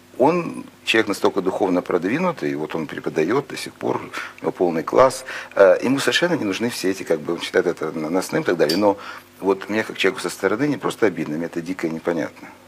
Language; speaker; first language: Russian; native; Russian